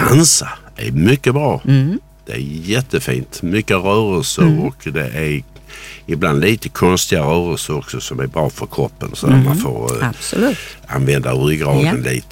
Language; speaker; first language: Swedish; native; Swedish